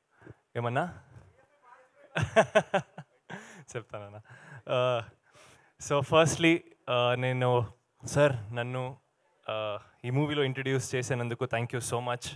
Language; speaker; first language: Telugu; non-native, learner; Kannada